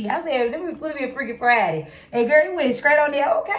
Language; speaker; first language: English; native; English